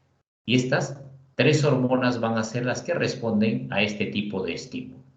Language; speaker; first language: Spanish; native; Spanish